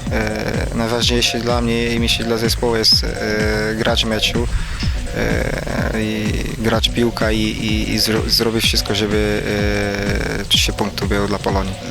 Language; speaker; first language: Polish; non-native, learner; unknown